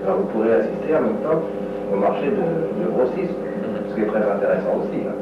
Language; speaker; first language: French; native; French